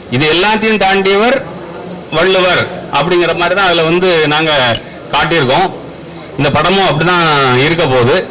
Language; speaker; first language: Tamil; native; Tamil